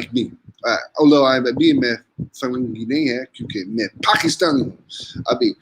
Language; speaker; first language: Hindi; non-native, learner; English